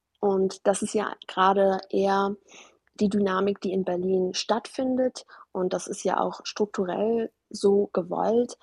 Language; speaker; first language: German; early bilingual, other home language; Persian